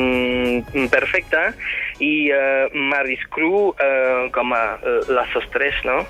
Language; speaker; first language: Catalan; non-native, fluent; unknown